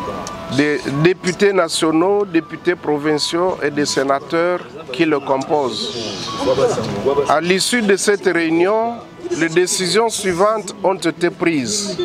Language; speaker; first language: French; non-native, local second language; Lingala